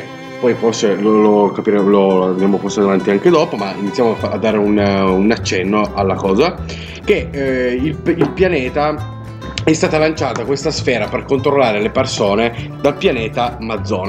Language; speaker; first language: Italian; native; Italian